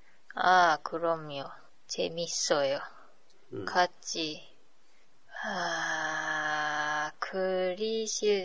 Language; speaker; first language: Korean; non-native, learner; Japanese